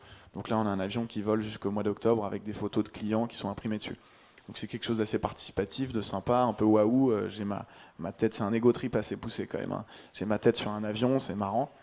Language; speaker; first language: French; native; French